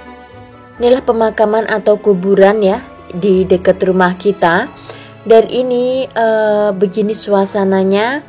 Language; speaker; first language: Indonesian; non-native, local second language; Javanese